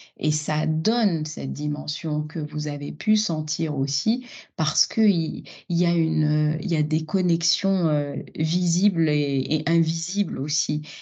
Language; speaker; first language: French; non-native, local second language; Arabic